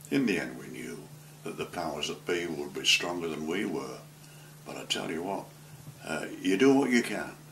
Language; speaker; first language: English; native; English